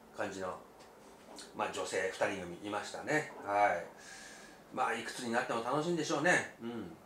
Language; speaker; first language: Japanese; native; Japanese